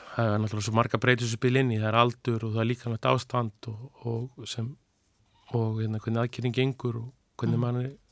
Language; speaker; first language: Icelandic; native; Icelandic